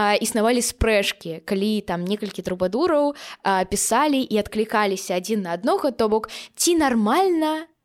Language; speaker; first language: Belarusian; non-native, local second language; Russian